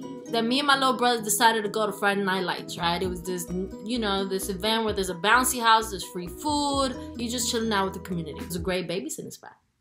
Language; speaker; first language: English; early bilingual, other home language; Spanish